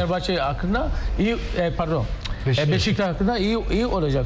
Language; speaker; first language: Turkish; non-native, learner; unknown